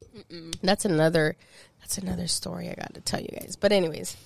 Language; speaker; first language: English; early bilingual, other home language; Spanish